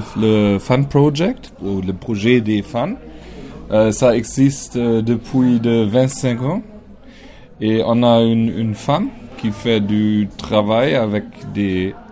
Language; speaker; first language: French; non-native, learner; German